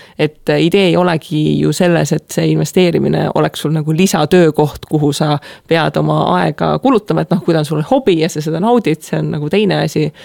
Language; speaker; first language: Estonian; native; Estonian